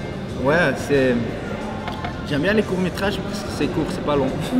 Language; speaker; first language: French; non-native, local second language; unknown